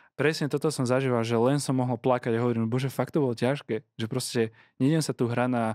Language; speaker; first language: Slovak; native; Slovak